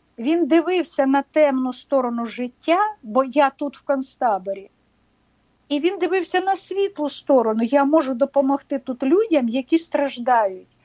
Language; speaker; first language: Ukrainian; non-native, local second language; Russian